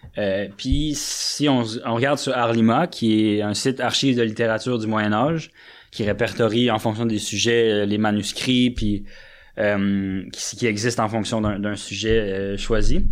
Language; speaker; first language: French; native; French